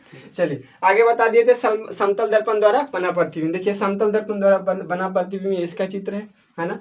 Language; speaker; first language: Hindi; native; Hindi